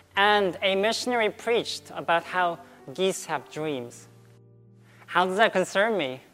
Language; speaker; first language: English; early bilingual, other home language; Korean